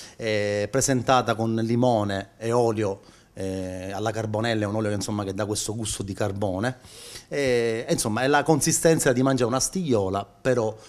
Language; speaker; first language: Italian; native; Italian